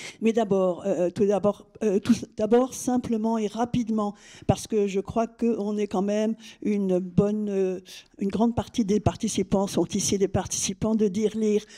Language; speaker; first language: French; native; French